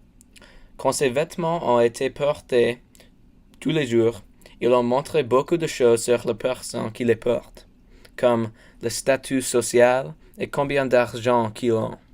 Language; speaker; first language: French; non-native, learner; English